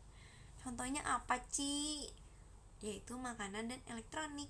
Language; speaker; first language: Indonesian; native; Indonesian